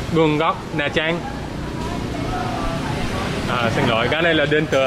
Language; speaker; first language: Vietnamese; non-native, learner; English